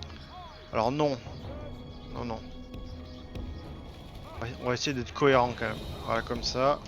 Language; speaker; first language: French; native; French